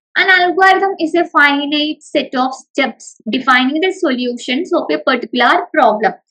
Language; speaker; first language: English; non-native, local second language; Malayalam